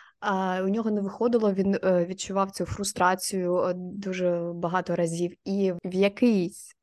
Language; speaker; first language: Ukrainian; non-native, local second language; Russian